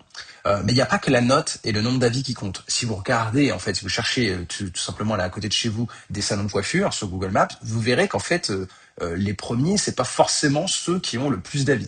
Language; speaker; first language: French; native; French